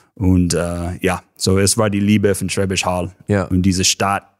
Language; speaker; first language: German; non-native, fluent; English